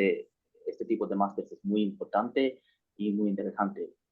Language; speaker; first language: Spanish; non-native, learner; Bangla